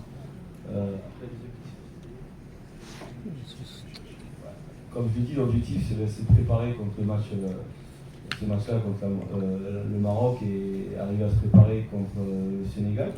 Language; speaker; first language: French; native; French